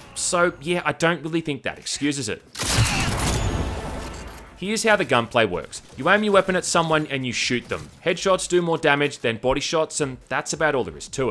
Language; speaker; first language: English; native; English